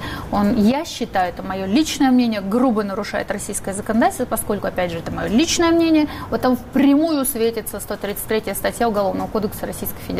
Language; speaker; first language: Russian; native; Russian